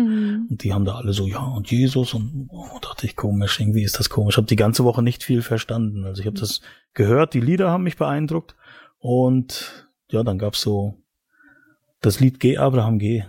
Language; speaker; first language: German; native; German